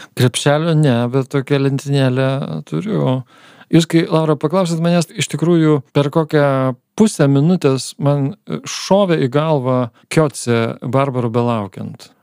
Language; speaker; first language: Lithuanian; native; Lithuanian